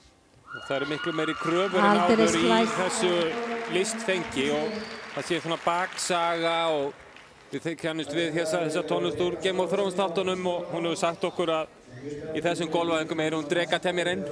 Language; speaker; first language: Icelandic; native; Icelandic